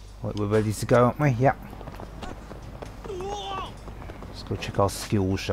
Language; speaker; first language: English; native; English